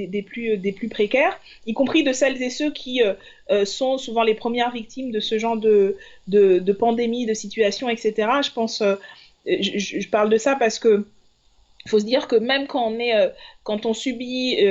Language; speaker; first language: French; native; French